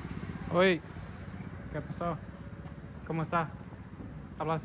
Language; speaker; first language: Spanish; non-native, learner; English